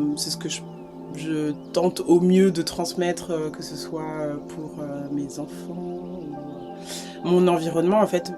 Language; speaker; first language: French; native; French